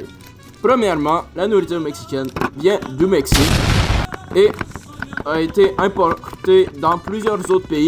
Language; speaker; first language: French; native; French